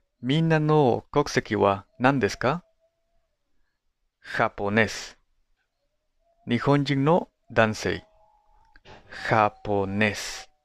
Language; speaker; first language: Japanese; non-native, fluent; Spanish